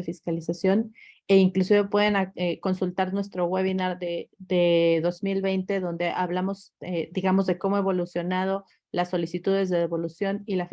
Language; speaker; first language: Spanish; native; Spanish